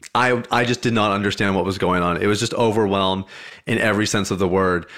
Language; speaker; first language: English; early bilingual, other home language; Hindi